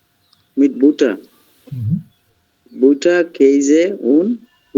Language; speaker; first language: German; non-native, learner; Bangla